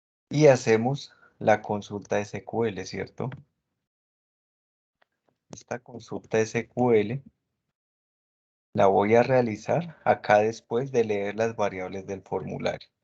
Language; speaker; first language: Spanish; native; Spanish